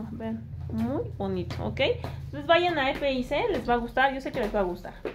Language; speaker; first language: Spanish; native; Spanish